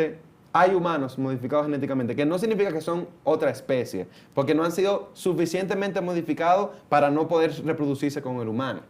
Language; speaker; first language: Spanish; native; Spanish